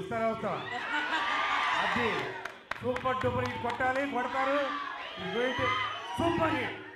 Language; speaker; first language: Telugu; native; Telugu